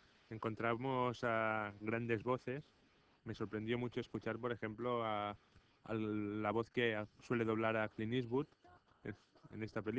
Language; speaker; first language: Spanish; native; Spanish